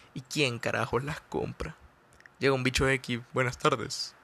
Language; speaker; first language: Spanish; native; Spanish